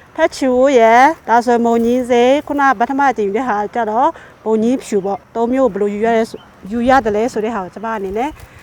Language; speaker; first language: Burmese; non-native, local second language; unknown